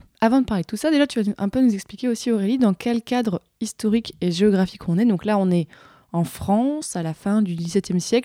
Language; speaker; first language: French; native; French